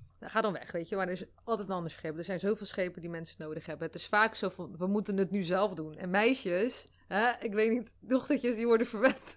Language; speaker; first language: Dutch; early bilingual, other home language; Armenian